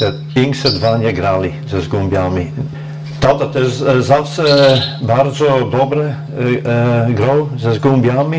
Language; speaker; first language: Polish; early bilingual, heritage; Polish